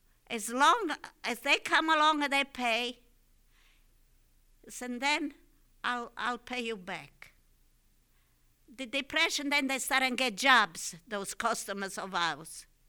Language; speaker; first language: English; non-native, fluent; Italian